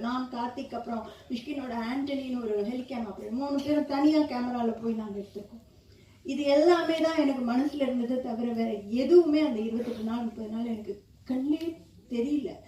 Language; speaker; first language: Tamil; native; Tamil